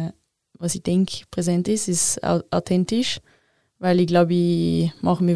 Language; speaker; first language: German; non-native, local second language; French